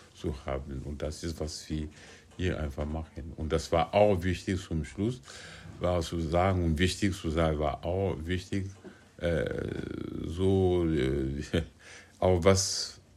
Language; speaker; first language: German; non-native, fluent; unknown